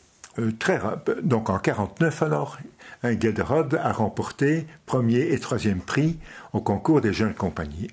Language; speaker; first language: French; non-native, local second language; Dutch